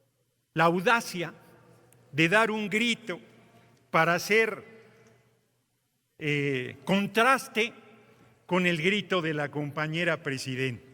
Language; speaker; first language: Spanish; native; Spanish